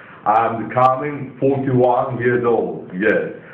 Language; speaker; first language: English; non-native, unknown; Greek